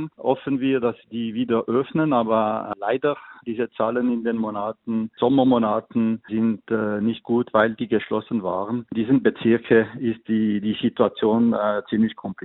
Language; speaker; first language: German; non-native, local second language; French